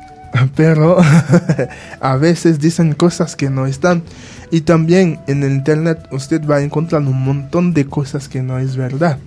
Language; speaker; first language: Spanish; non-native, fluent; Haitian Creole